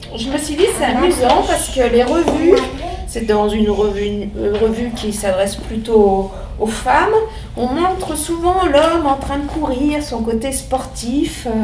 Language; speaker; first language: French; native; French